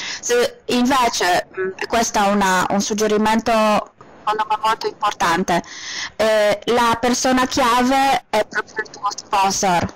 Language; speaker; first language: Italian; non-native, fluent; Polish